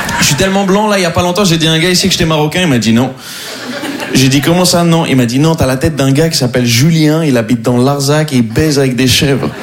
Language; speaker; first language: French; non-native, local second language; Arabic